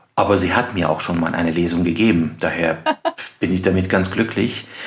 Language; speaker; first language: German; non-native, fluent; Persian